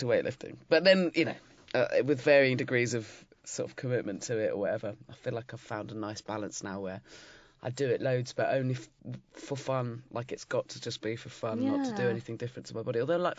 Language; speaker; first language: English; native; English